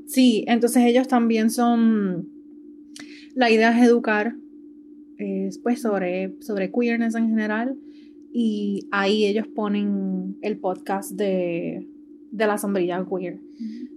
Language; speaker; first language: Spanish; early bilingual, heritage; Spanish